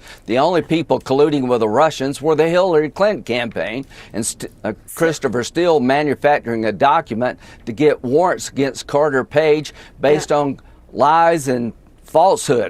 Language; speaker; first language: English; native; English